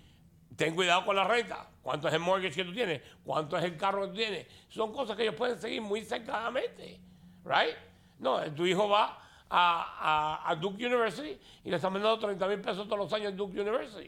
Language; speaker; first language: Spanish; native; Spanish